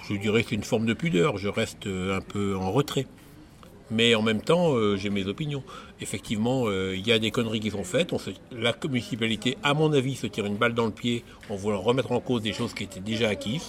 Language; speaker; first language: French; native; French